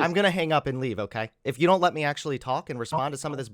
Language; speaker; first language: English; native; English